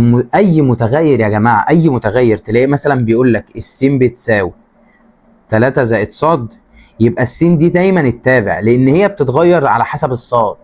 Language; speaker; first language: Arabic; native; Arabic